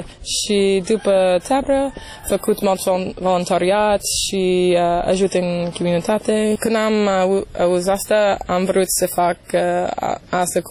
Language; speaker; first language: Romanian; non-native, learner; English